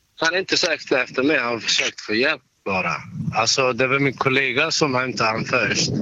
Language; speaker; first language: Swedish; non-native, local second language; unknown